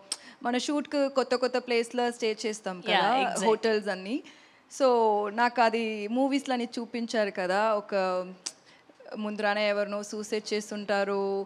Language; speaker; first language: Telugu; non-native, learner; Tamil